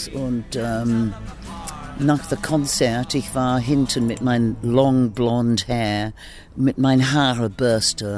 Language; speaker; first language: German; non-native, fluent; English